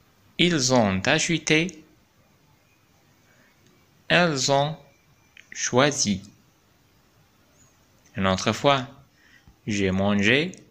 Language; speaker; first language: French; non-native, fluent; Arabic